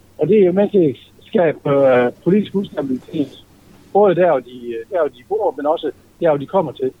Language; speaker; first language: Danish; native; Danish